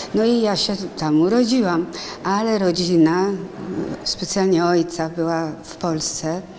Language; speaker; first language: Polish; early bilingual, heritage; Polish